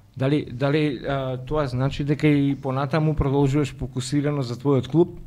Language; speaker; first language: Macedonian; native; Macedonian